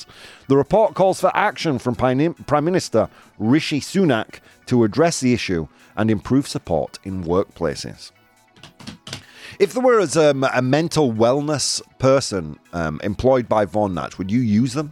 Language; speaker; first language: English; native; English